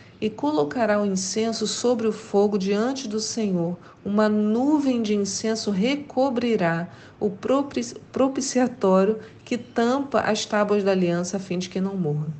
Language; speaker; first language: Portuguese; native; Portuguese